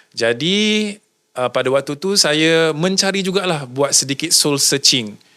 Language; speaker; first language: Malay; native; Malay